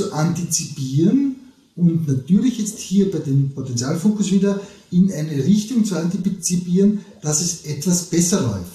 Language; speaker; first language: German; native; German